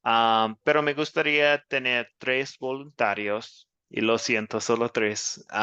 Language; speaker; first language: Spanish; non-native, fluent; English